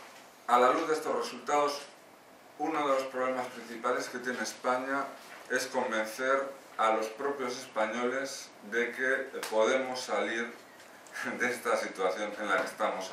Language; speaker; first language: Spanish; native; Spanish